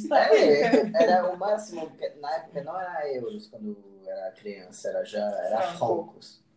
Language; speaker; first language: Portuguese; non-native, fluent; French